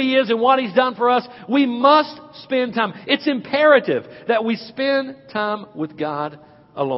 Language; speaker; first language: English; native; English